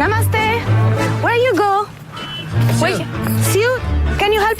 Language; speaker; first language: English; non-native, learner; French